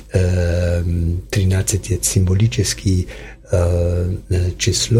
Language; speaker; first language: Ukrainian; non-native, learner; Polish